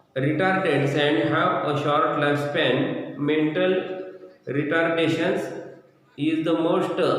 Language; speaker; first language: English; non-native, local second language; Marathi